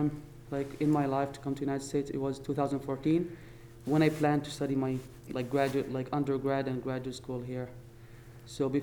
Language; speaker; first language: English; non-native, fluent; Arabic